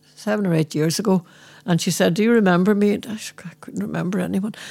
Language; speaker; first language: English; native; English